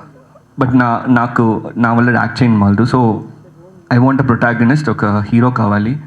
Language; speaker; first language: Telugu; early bilingual, heritage; Telugu